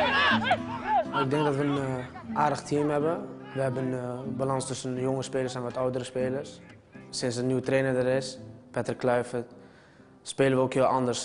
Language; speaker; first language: Dutch; early bilingual, other home language; Turoyo